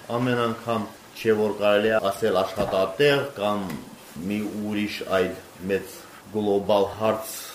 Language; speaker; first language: Armenian; native; Armenian